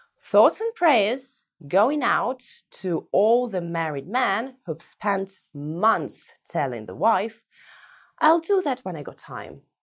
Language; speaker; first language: English; non-native, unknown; Russian